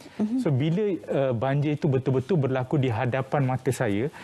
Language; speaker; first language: Malay; native; Malay